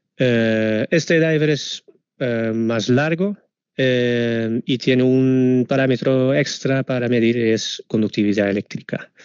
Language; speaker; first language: Spanish; non-native, fluent; Dutch